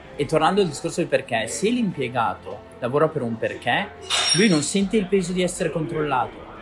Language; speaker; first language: Italian; early bilingual, other home language; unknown